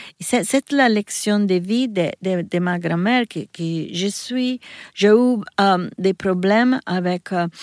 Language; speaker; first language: French; non-native, learner; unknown